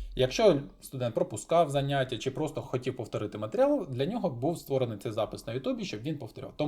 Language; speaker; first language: Ukrainian; non-native, local second language; Russian